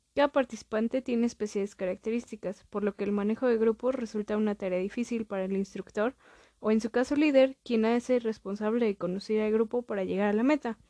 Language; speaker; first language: Spanish; native; Spanish